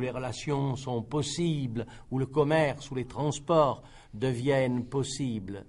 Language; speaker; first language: French; native; French